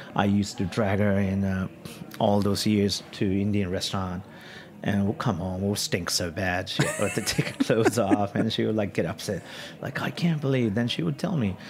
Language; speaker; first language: English; non-native, local second language; Punjabi